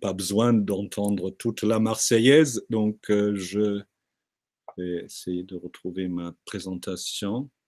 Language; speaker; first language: French; non-native, fluent; German